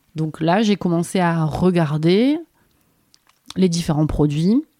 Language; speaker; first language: French; native; French